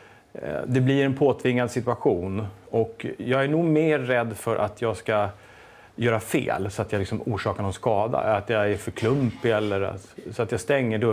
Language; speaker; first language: Swedish; native; Swedish